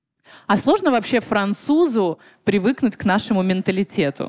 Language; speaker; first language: Russian; native; Russian